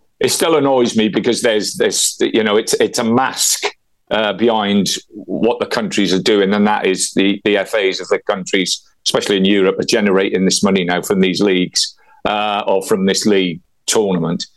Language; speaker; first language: English; native; English